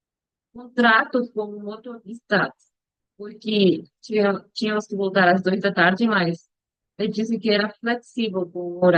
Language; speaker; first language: Portuguese; non-native, learner; Spanish